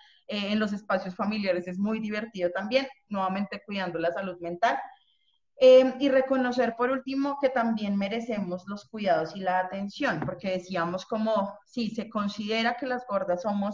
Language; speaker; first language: Spanish; native; Spanish